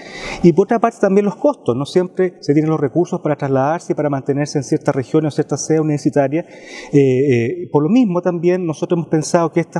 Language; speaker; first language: Spanish; native; Spanish